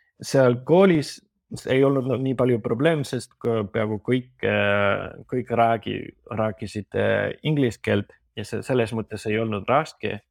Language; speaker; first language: Estonian; non-native, fluent; Spanish